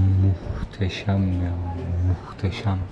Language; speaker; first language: Turkish; native; Turkish